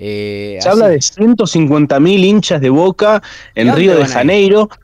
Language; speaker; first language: Spanish; native; Spanish